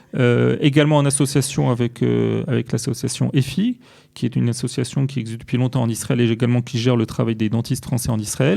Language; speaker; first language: French; native; French